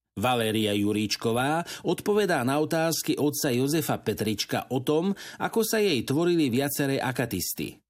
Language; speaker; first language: Slovak; native; Slovak